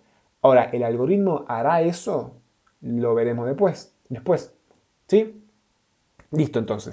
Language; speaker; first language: Spanish; native; Spanish